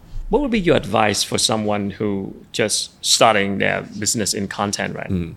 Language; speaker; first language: English; non-native, fluent; Vietnamese